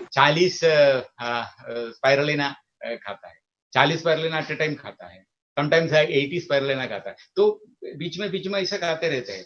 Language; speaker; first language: Hindi; non-native, local second language; Malayalam